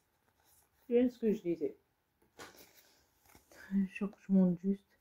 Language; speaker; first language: French; native; French